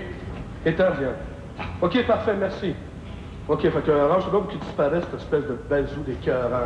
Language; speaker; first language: French; native; French